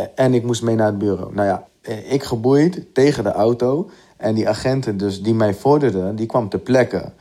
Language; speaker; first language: Dutch; native; Dutch